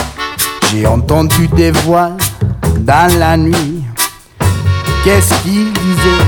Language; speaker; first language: French; non-native, learner; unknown